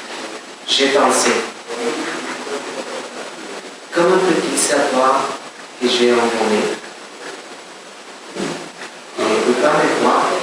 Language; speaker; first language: French; non-native, learner; Spanish